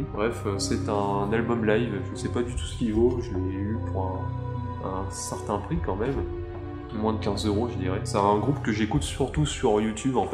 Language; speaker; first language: French; native; French